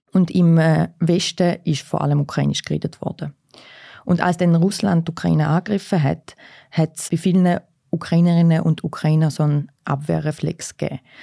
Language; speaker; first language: German; early bilingual, other home language; Russian